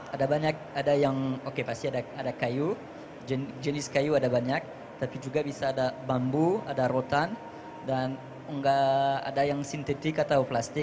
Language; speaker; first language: Indonesian; non-native, fluent; French